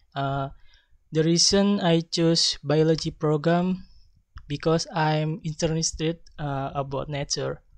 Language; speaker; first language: English; non-native, learner; Indonesian